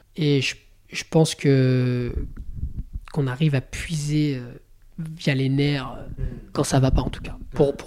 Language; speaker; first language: French; native; French